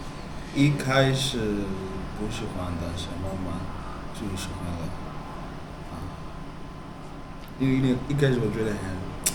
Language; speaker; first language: Chinese; non-native, learner; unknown